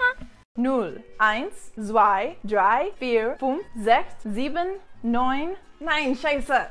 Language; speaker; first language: German; non-native, learner; English